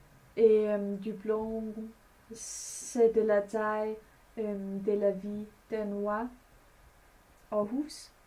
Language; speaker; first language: French; non-native, learner; Danish